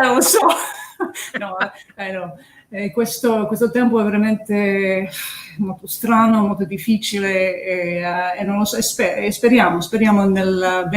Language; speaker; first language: Italian; early bilingual, heritage; English